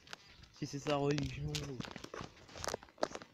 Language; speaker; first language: French; native; French